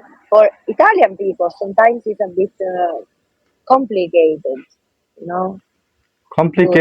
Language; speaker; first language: English; non-native, learner; Italian